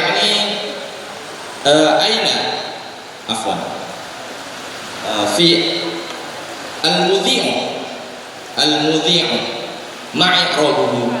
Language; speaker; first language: Arabic; non-native, fluent; Indonesian